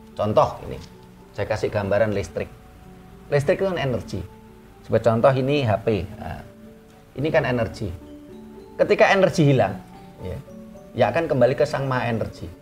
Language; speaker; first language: Indonesian; non-native, local second language; Javanese